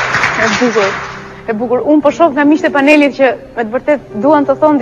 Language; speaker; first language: Albanian; native; Albanian